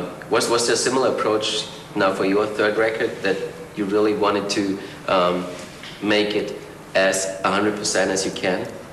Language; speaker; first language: English; non-native, fluent; German